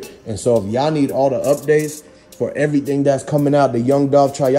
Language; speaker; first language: English; native; English